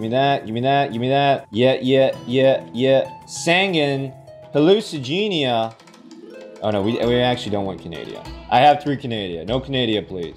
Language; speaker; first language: English; native; English